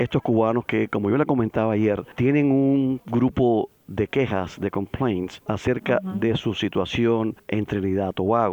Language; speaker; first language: Spanish; native; Spanish